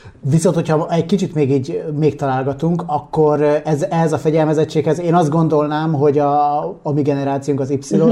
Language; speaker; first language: Hungarian; native; Hungarian